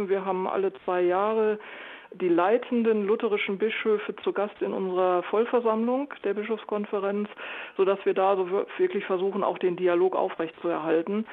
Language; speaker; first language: German; native; German